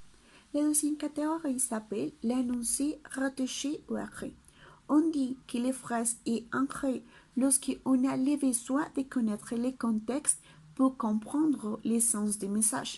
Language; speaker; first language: French; non-native, learner; Spanish